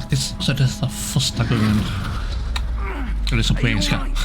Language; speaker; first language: Swedish; non-native, learner; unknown